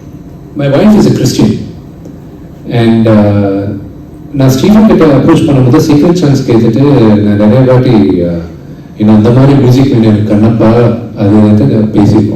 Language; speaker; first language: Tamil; non-native, local second language; Telugu